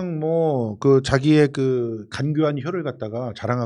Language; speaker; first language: Korean; native; Korean